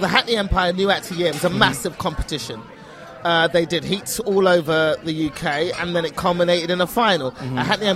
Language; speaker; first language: English; native; English